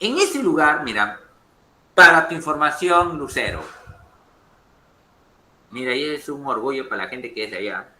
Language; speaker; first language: Spanish; native; Spanish